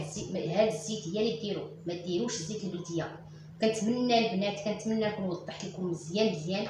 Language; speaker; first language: Arabic; native; Arabic